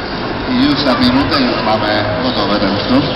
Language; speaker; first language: Polish; non-native, learner; Spanish